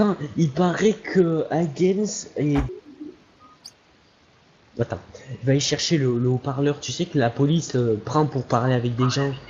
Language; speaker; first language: French; native; French